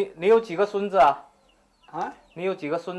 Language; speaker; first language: Chinese; non-native, learner; Korean